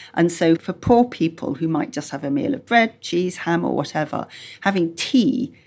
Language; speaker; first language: English; native; English